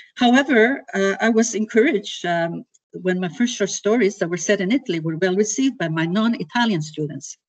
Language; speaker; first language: English; early bilingual, other home language; Italian